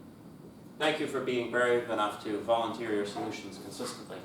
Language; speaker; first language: English; native; English